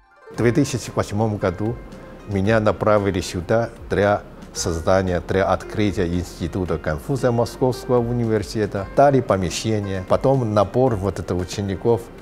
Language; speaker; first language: Russian; non-native, fluent; Chinese